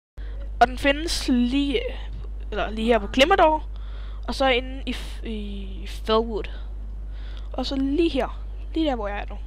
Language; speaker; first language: Danish; native; Danish